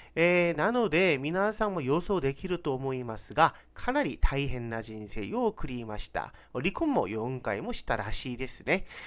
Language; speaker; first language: Japanese; non-native, fluent; Korean